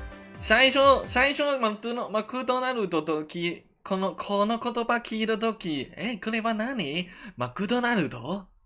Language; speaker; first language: Japanese; non-native, learner; Cantonese